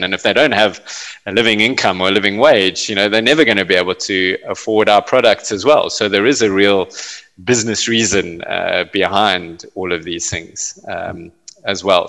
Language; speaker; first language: English; native; English